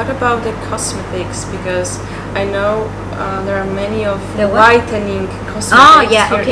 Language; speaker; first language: English; non-native, fluent; Polish